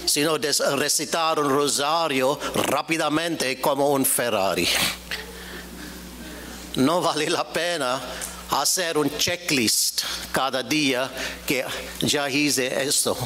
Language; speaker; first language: Spanish; non-native, fluent; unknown